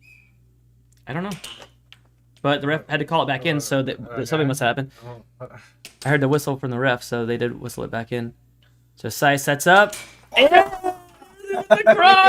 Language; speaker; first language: English; native; English